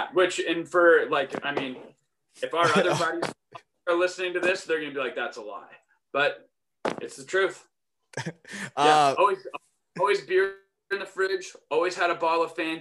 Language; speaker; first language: English; native; English